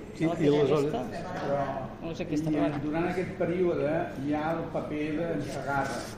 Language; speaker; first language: Catalan; native; Catalan